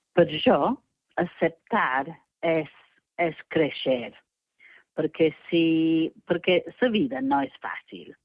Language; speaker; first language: Catalan; non-native, fluent; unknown